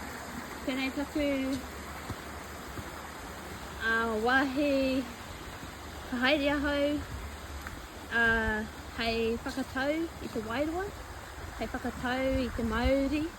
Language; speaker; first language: Māori; non-native, local second language; English